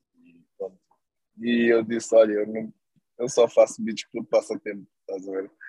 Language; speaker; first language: Portuguese; non-native, local second language; Kabuverdianu